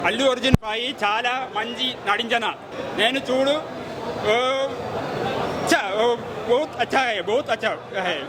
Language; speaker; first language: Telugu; non-native, learner; Malayalam